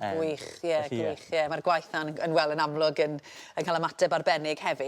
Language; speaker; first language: Welsh; native; Welsh